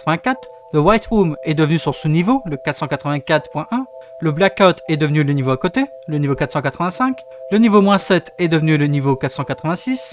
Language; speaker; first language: French; native; French